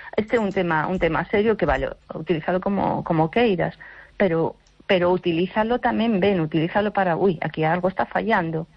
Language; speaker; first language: Galician; non-native, local second language; Spanish